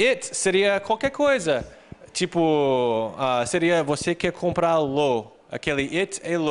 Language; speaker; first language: Portuguese; non-native, fluent; English